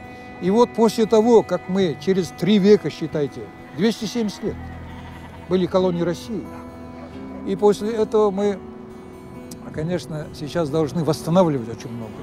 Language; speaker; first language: Russian; native; Russian